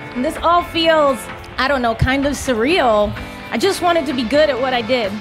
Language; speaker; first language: English; native; English